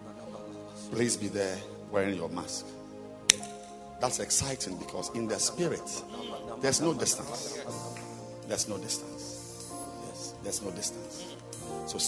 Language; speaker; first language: English; non-native, local second language; Akan